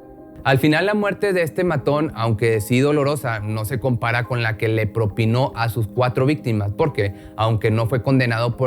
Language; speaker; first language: Spanish; native; Spanish